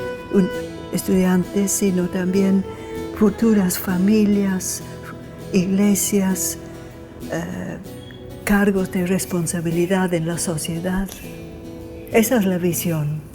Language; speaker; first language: Spanish; non-native, fluent; English